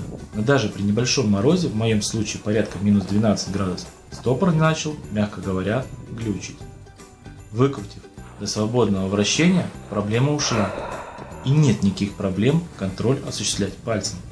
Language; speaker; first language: Russian; native; Russian